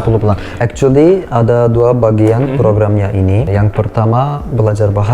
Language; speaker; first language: Indonesian; non-native, learner; Turkish